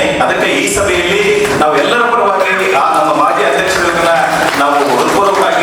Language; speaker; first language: Kannada; native; Kannada